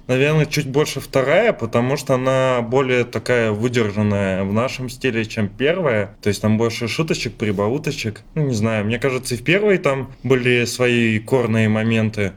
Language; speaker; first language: Russian; native; Russian